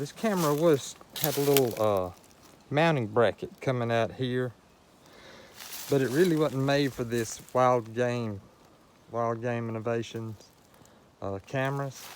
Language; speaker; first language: English; native; English